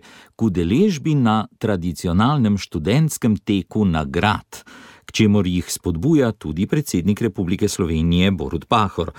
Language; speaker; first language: Slovenian; native; Slovenian